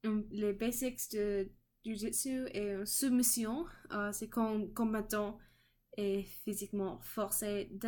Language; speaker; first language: French; non-native, learner; English